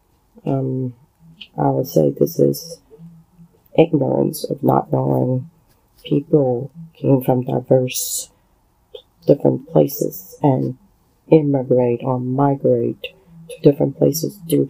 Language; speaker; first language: English; non-native, local second language; Cantonese